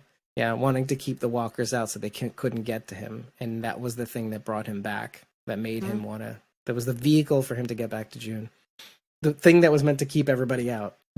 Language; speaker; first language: English; native; English